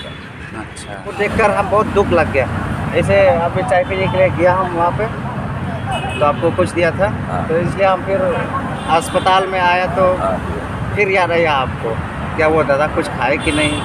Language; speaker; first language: Hindi; non-native, local second language; Assamese